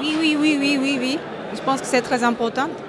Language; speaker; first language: French; non-native, fluent; Japanese